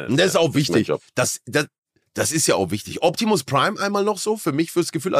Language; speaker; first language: German; native; German